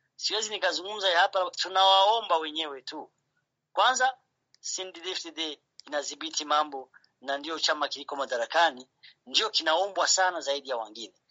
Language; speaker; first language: Swahili; non-native, local second language; Rundi